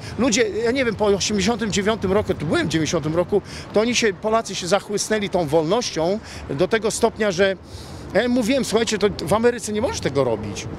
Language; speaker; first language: Polish; native; Polish